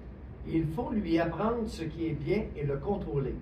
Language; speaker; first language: French; native; French